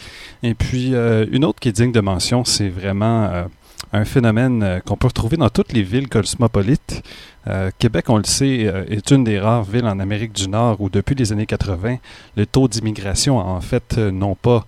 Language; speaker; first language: French; native; French